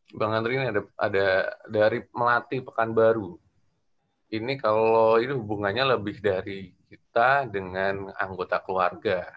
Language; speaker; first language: Indonesian; native; Indonesian